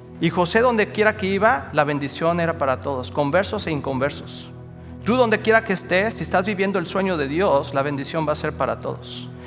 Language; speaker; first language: Spanish; native; Spanish